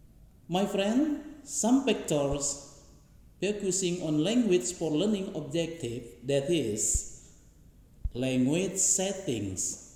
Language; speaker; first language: English; non-native, learner; Indonesian